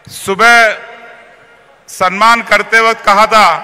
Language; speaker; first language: Hindi; non-native, local second language; Marathi